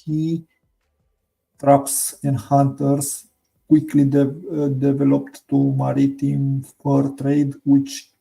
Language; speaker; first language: English; non-native, learner; Romanian